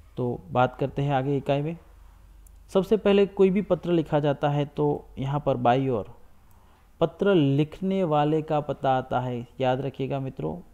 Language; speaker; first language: Hindi; non-native, local second language; Gujarati